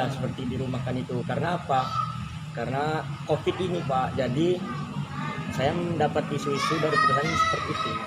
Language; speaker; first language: Indonesian; native; Indonesian